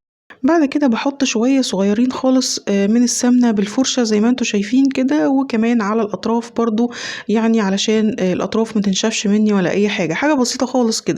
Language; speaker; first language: Arabic; native; Arabic